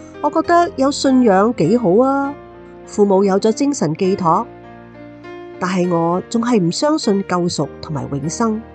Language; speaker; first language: Chinese; non-native, local second language; Cantonese